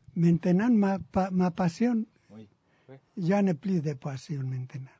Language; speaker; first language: French; non-native, fluent; Spanish